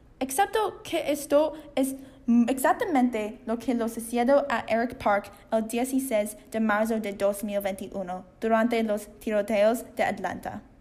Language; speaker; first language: Spanish; non-native, learner; Chinese